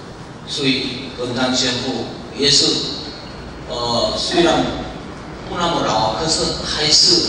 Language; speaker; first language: Chinese; non-native, learner; Korean